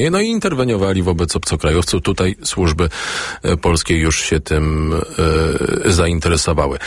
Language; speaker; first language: Polish; native; Polish